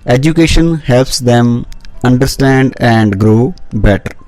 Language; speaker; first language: English; non-native, local second language; Punjabi